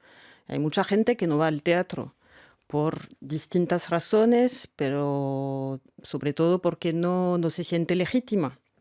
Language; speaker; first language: Spanish; non-native, fluent; French